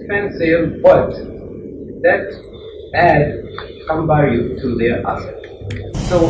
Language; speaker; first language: English; non-native, learner; Japanese